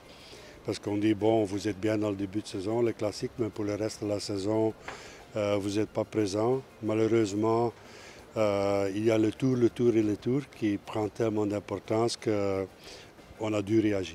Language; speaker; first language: French; non-native, local second language; Dutch